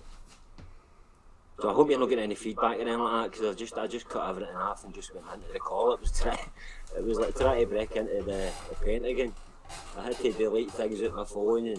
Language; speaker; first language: English; native; English